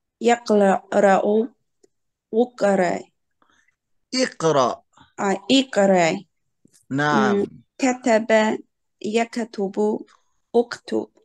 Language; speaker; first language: Arabic; non-native, learner; Chinese